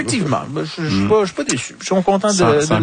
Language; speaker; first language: French; native; French